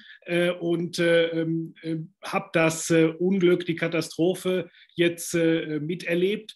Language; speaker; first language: German; native; German